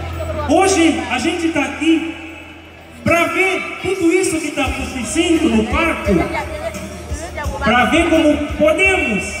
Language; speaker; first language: Portuguese; non-native, fluent; Haitian Creole